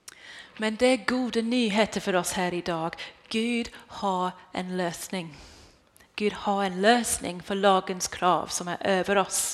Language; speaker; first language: Swedish; non-native, fluent; English